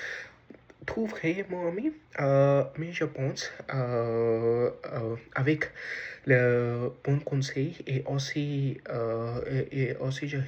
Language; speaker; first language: French; non-native, learner; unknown